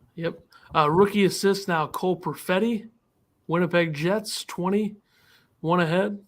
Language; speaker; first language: English; native; English